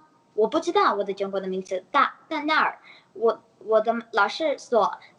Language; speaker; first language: Chinese; non-native, learner; English